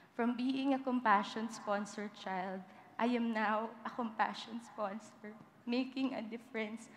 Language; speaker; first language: English; non-native, local second language; Filipino